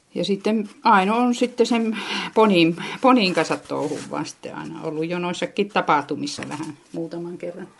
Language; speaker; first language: Finnish; native; Finnish